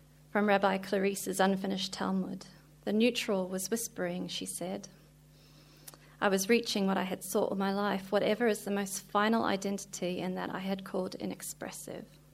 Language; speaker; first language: English; native; English